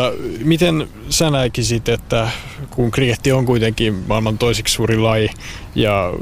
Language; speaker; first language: Finnish; native; Finnish